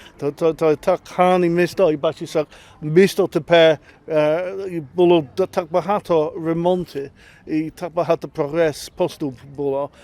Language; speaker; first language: Ukrainian; early bilingual, heritage; Ukrainian